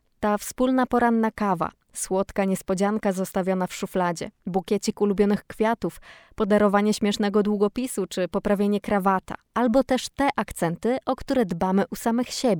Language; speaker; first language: Polish; native; Polish